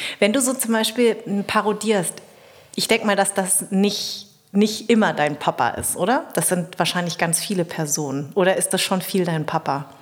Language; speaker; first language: German; early bilingual, other home language; Vietnamese